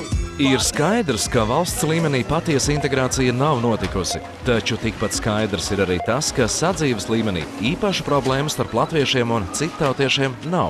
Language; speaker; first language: Latvian; native; Latvian